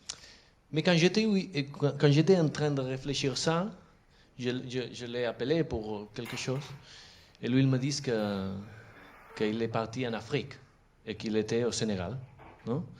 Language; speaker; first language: French; non-native, fluent; Catalan